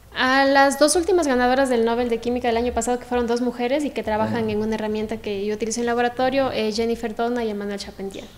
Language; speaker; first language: Spanish; native; Spanish